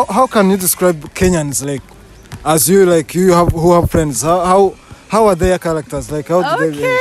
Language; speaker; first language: English; non-native, local second language; Kinyarwanda